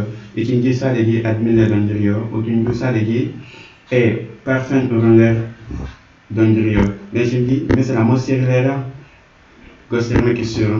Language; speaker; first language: Turkish; non-native, learner; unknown